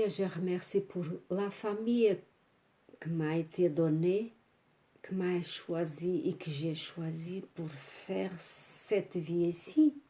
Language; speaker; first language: French; non-native, fluent; Portuguese